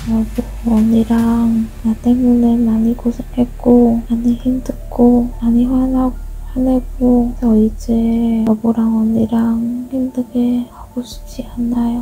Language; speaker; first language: Korean; non-native, learner; Vietnamese